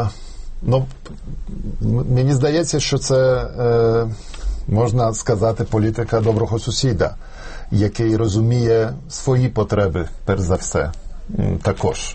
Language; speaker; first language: Ukrainian; non-native, fluent; Polish